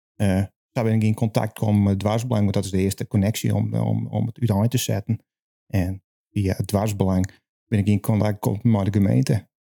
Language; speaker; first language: Dutch; non-native, local second language; Western Frisian